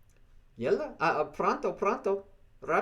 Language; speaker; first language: Spanish; non-native, learner; English